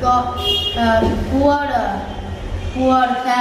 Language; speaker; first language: English; non-native, learner; Hindi